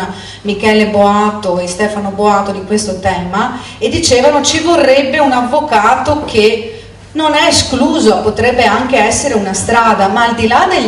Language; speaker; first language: Italian; native; Italian